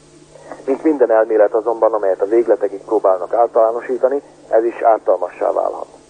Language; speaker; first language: Hungarian; native; Hungarian